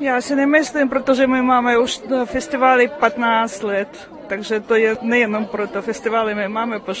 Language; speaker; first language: Czech; early bilingual, heritage; Czech